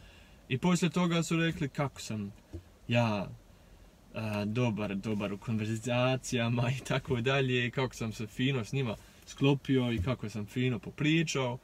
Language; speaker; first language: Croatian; early bilingual, heritage; Croatian